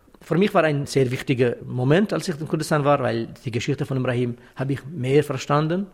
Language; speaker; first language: German; non-native, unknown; Kurdish